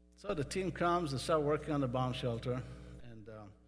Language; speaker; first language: English; non-native, fluent; Hebrew